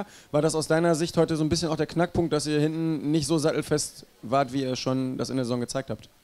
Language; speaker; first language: German; native; German